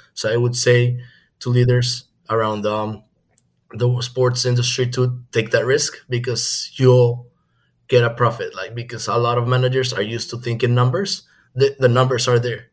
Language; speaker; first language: English; non-native, fluent; Spanish